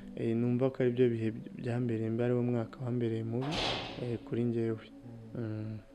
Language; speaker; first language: Kinyarwanda; native; Kinyarwanda